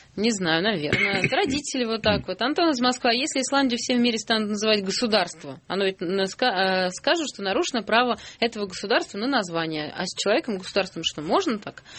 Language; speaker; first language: Russian; native; Russian